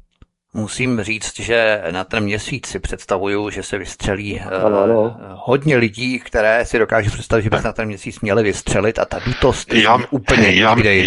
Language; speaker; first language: Czech; native; Czech